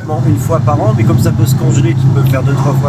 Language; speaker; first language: French; native; French